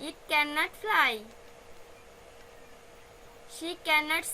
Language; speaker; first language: English; non-native, fluent; Bangla